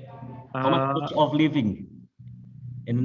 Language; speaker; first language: English; non-native, learner; Indonesian